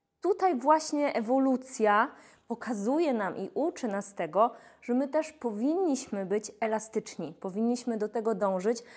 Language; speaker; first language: Polish; native; Polish